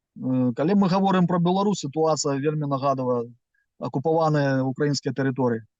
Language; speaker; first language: Belarusian; non-native, local second language; Russian